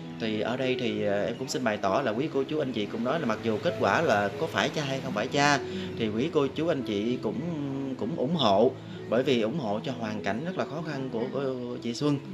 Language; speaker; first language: Vietnamese; native; Vietnamese